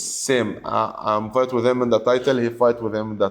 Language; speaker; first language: English; non-native, learner; Arabic